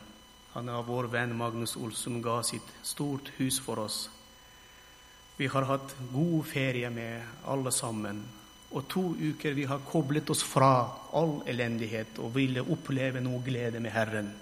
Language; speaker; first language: Swedish; non-native, learner; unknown